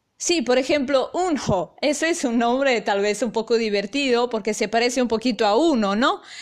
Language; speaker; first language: Spanish; non-native, fluent; Italian